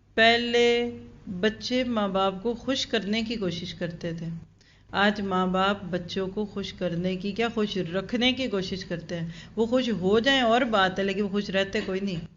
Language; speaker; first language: Urdu; native; Urdu